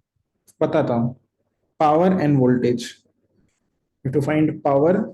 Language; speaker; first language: English; non-native, local second language; Hindi